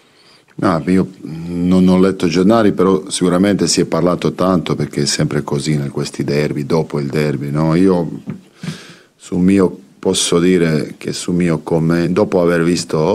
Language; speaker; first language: Italian; non-native, fluent; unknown